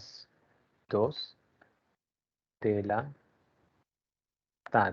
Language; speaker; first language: Spanish; non-native, learner; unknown